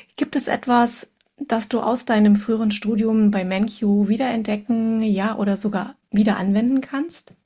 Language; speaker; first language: German; native; German